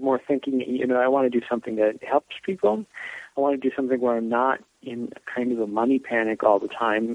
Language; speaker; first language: English; native; English